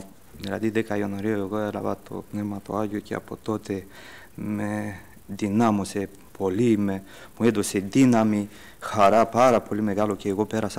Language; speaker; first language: Greek; early bilingual, heritage; Greek